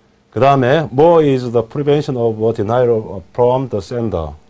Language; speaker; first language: English; non-native, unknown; Korean